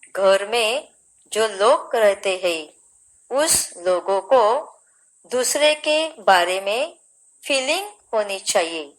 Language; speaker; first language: Hindi; non-native, local second language; Marathi